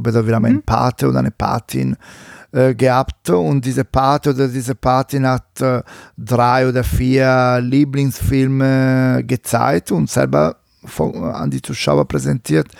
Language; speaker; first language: German; non-native, fluent; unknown